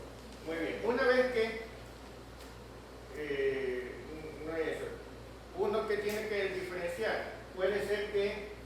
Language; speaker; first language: Spanish; native; Spanish